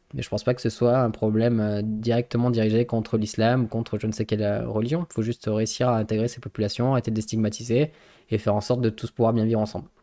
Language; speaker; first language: French; native; French